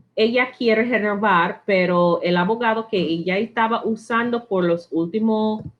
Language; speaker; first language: Spanish; non-native, learner; English